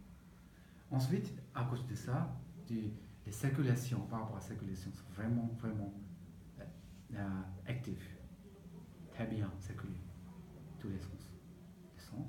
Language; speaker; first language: French; non-native, learner; Tibetan